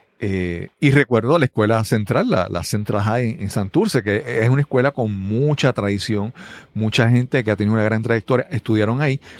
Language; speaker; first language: Spanish; native; Spanish